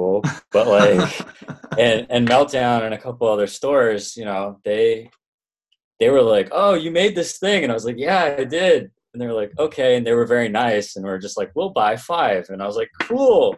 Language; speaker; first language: English; native; English